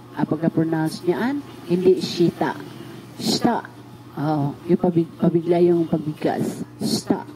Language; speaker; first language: Filipino; non-native, local second language; Cebuano